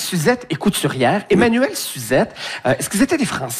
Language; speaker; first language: French; native; French